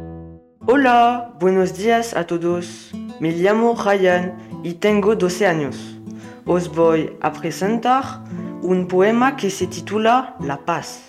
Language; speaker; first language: Spanish; non-native, learner; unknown